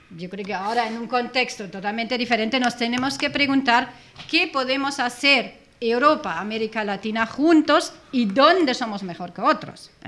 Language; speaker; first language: Spanish; non-native, fluent; German